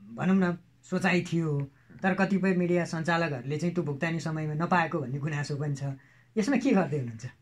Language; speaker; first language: Nepali; native; Nepali